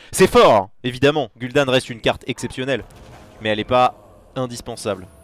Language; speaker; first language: French; native; French